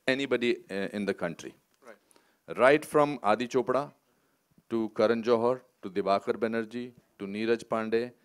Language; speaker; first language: Hindi; native; Hindi